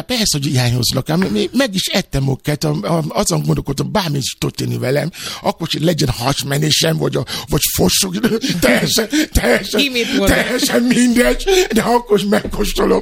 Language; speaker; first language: Hungarian; non-native, fluent; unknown